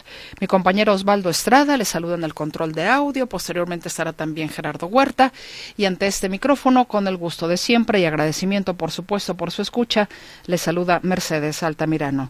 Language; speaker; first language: Spanish; native; Spanish